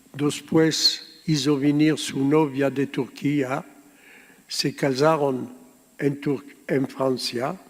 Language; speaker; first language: Spanish; early bilingual, heritage; French